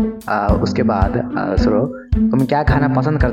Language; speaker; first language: Hindi; non-native, learner; Bangla